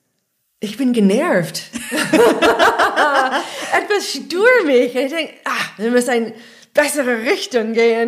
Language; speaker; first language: German; non-native, learner; English